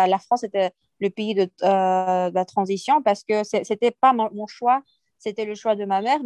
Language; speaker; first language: French; non-native, fluent; Uyghur